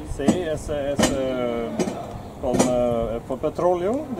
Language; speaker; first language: Spanish; non-native, learner; English